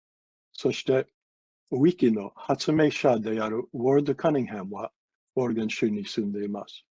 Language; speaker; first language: Japanese; non-native, fluent; English